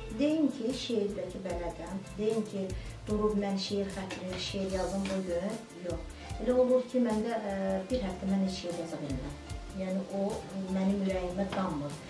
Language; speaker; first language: Azerbaijani; non-native, local second language; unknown